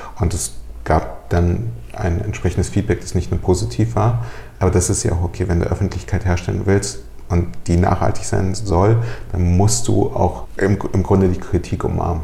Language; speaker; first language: German; early bilingual, other home language; Russian